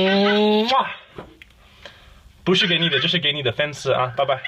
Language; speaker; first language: Chinese; non-native, learner; English